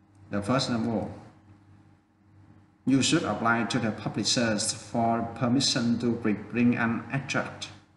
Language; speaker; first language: English; non-native, fluent; Vietnamese